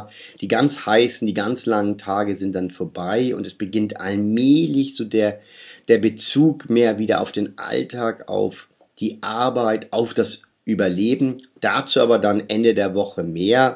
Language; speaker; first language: German; native; German